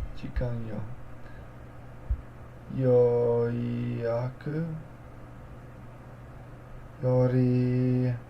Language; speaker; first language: Japanese; non-native, learner; English